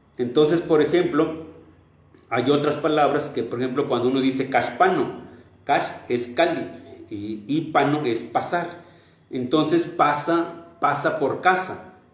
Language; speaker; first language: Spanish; non-native, local second language; Nahuatl languages